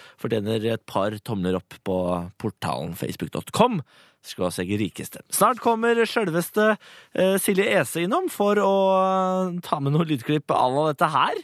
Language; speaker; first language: Norwegian; native; Norwegian